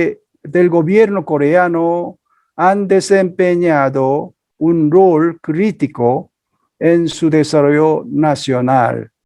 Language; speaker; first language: Spanish; non-native, fluent; Korean